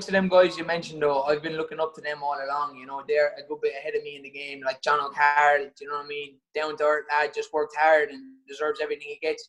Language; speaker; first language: English; native; English